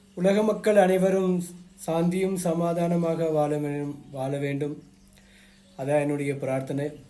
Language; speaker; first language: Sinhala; non-native, local second language; Tamil